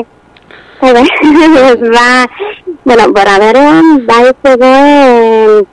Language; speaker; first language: Basque; non-native, local second language; Spanish